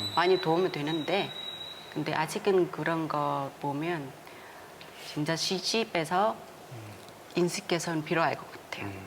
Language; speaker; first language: Korean; non-native, fluent; Vietnamese